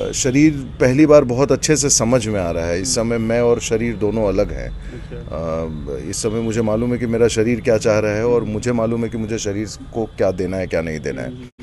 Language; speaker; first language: Hindi; native; Hindi